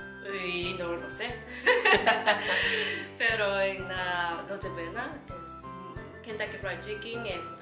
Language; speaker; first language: Spanish; non-native, learner; Japanese